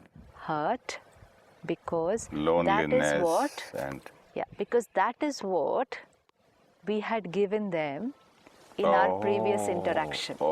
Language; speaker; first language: English; non-native, local second language; Hindi